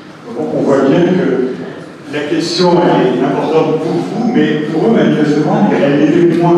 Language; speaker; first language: French; native; French